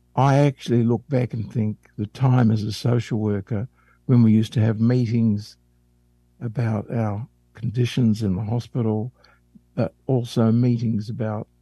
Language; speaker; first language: English; native; English